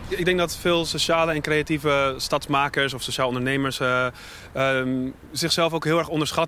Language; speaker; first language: Dutch; native; Dutch